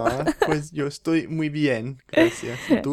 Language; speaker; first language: Spanish; non-native, fluent; English